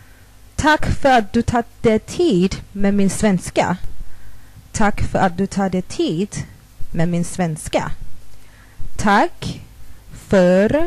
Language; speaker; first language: Swedish; non-native, fluent; Thai